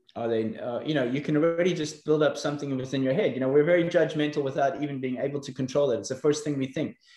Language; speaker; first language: English; native; English